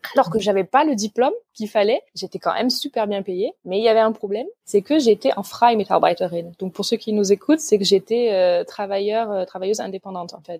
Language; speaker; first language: French; native; French